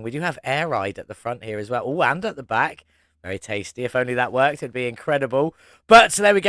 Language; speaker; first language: English; native; English